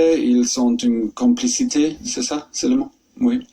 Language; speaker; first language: French; non-native, fluent; German